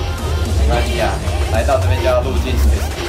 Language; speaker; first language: Chinese; native; Chinese